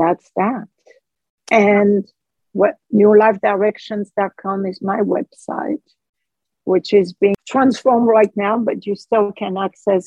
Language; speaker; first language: English; non-native, fluent; French